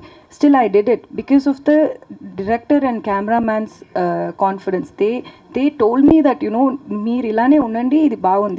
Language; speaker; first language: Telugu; non-native, learner; Tamil